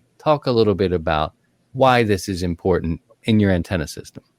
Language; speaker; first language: English; native; English